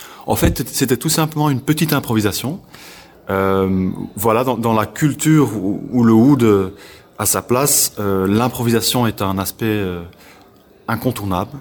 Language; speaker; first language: French; non-native, local second language; Dutch